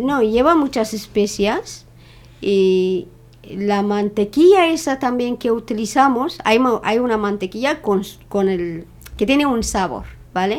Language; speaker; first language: Spanish; non-native, learner; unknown